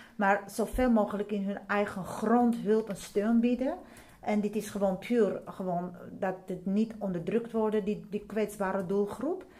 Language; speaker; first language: Dutch; non-native, fluent; Armenian